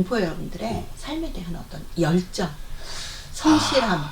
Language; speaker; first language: Korean; native; Korean